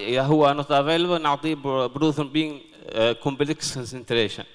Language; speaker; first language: Arabic; native; Arabic